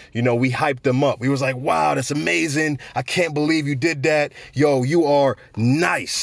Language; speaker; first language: English; native; English